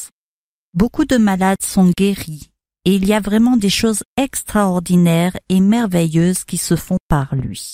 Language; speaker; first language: French; native; French